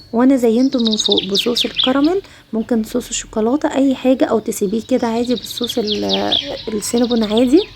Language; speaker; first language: Arabic; native; Arabic